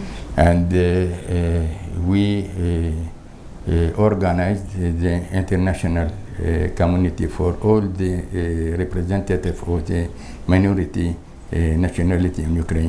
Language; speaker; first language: English; non-native, learner; Crimean Tatar